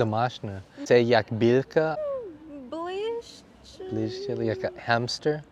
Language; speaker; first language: Ukrainian; non-native, learner; English